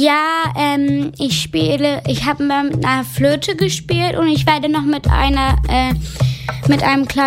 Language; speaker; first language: German; early bilingual, other home language; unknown